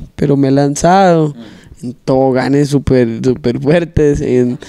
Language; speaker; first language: Spanish; native; Spanish